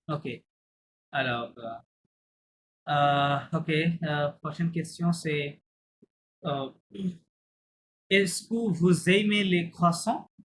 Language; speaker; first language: French; non-native, fluent; Bangla